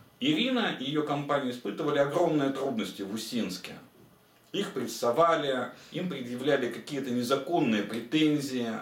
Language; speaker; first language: Russian; native; Russian